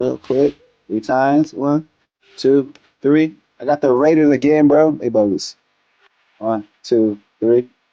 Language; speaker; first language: English; native; English